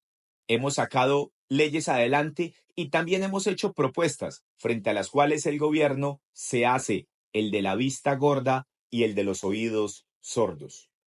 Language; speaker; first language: Spanish; native; Spanish